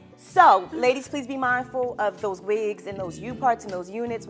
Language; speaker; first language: English; native; English